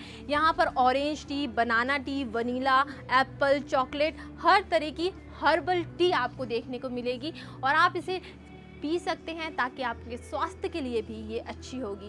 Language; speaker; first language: Hindi; native; Hindi